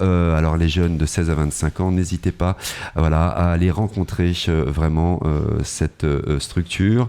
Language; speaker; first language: French; native; French